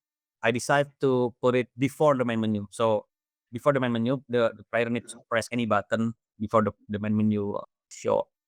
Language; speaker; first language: English; non-native, fluent; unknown